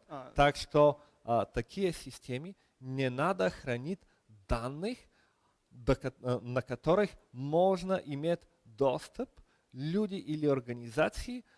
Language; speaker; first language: Russian; non-native, learner; Bulgarian